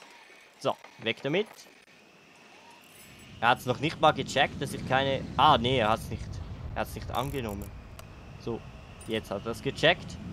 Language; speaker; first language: German; native; German